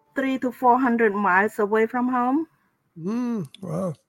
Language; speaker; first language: English; non-native, fluent; Khmer